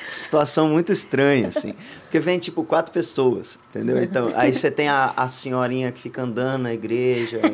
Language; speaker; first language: Portuguese; native; Portuguese